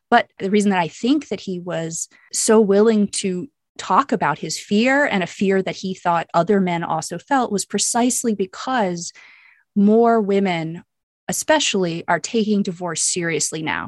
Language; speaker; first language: English; native; English